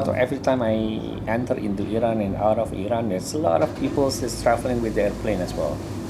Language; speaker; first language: English; non-native, learner; Indonesian